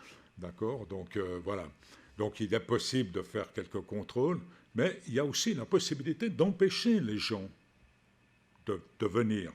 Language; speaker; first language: French; native; French